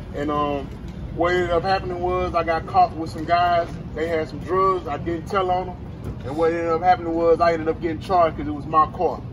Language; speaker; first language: English; native; English